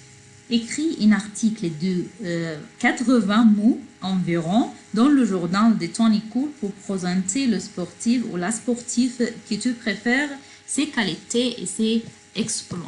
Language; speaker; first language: French; non-native, fluent; Arabic